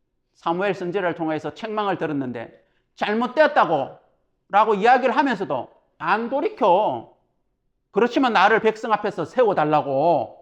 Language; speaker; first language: Korean; native; Korean